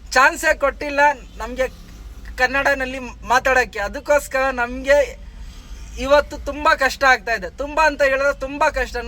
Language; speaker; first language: Kannada; non-native, learner; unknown